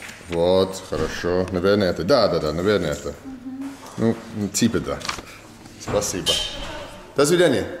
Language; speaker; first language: Russian; non-native, learner; English